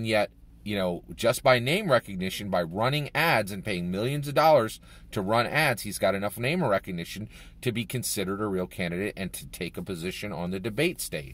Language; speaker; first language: English; native; English